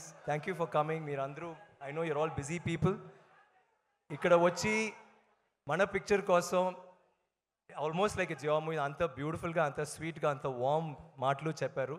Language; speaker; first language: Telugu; non-native, learner; Tamil